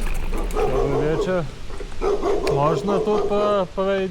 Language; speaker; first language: Russian; non-native, learner; Lithuanian